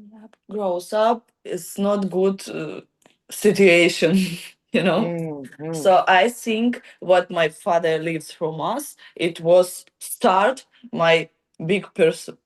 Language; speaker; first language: English; non-native, learner; Ukrainian